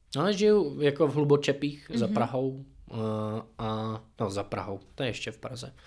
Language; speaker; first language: Czech; non-native, fluent; English